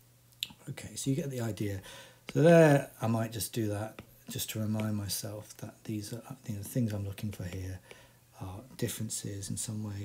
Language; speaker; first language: English; native; English